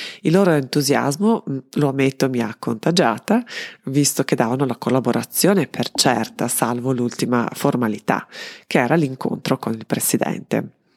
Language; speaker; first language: Italian; non-native, fluent; Serbian